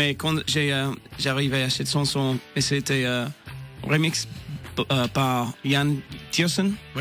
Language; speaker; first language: French; non-native, learner; English